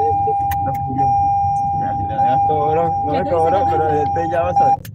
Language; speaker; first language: Spanish; native; Spanish